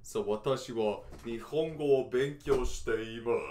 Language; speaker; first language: Japanese; non-native, learner; English